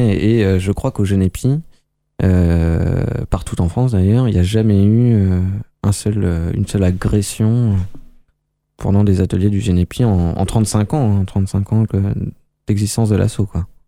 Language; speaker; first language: French; native; French